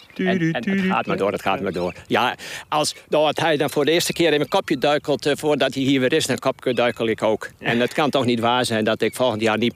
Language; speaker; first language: Dutch; non-native, local second language; Western Frisian